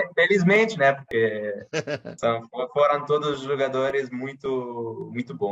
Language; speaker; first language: Portuguese; non-native, fluent; Italian